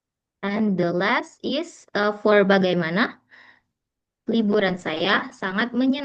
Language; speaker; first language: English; non-native, learner; Indonesian